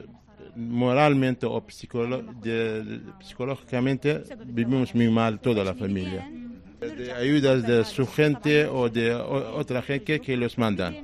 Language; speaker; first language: Spanish; non-native, fluent; Arabic